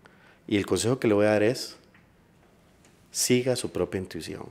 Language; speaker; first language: Spanish; native; Spanish